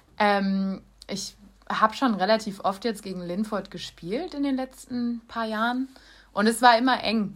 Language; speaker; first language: German; native; German